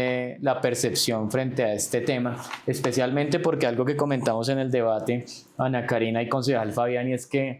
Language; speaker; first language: Spanish; native; Spanish